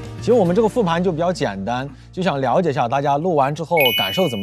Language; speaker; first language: Chinese; native; Chinese